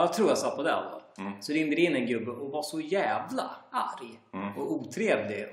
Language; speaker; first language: Swedish; native; Swedish